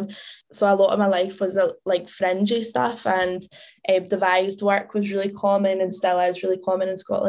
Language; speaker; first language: English; native; English